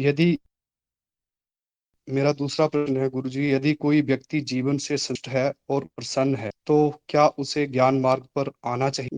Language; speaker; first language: Hindi; native; Hindi